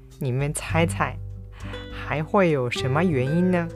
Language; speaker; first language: Chinese; non-native, fluent; Japanese